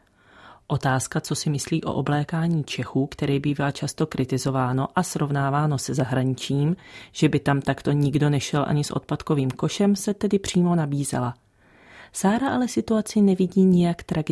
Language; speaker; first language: Czech; native; Czech